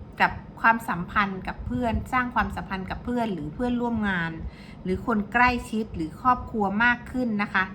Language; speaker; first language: Thai; native; Thai